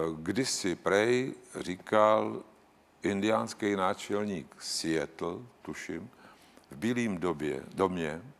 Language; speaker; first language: Czech; native; Czech